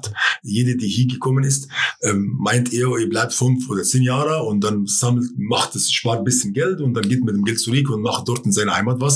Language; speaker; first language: German; non-native, fluent; Arabic